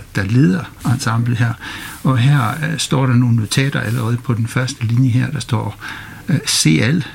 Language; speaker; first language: Danish; non-native, fluent; English